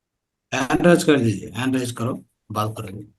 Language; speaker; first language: Hindi; non-native, local second language; Telugu